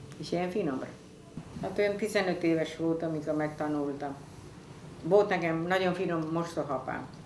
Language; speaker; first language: Hungarian; early bilingual, heritage; Hungarian